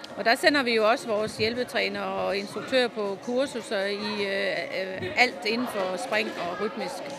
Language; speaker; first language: Danish; native; Danish